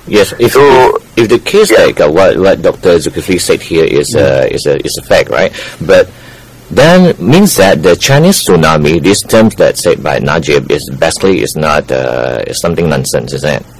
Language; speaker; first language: English; non-native, local second language; Chinese